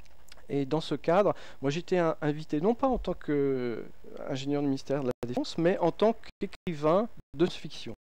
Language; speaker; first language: French; native; French